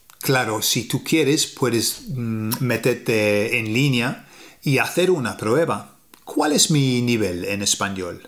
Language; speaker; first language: Spanish; native; Spanish